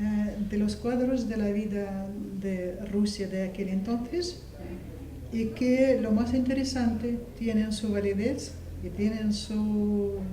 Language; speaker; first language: Spanish; non-native, fluent; Russian